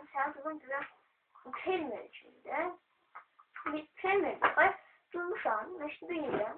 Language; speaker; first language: Turkish; non-native, learner; Azerbaijani